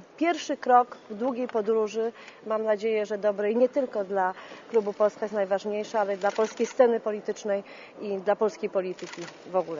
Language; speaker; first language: Polish; native; Polish